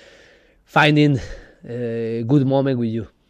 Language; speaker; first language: English; non-native, learner; Spanish